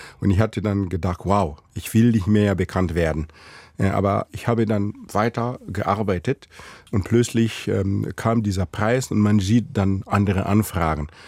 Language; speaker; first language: German; non-native, fluent; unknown